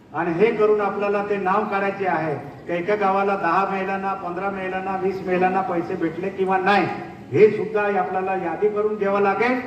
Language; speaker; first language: Marathi; non-native, local second language; Bhili